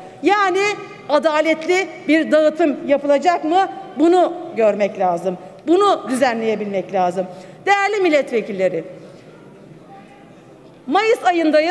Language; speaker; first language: Turkish; native; Turkish